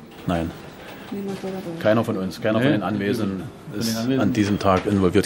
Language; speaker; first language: German; native; German